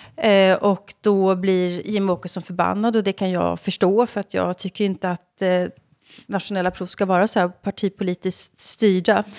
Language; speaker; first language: Swedish; native; Swedish